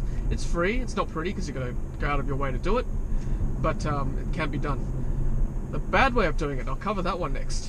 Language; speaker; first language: English; native; English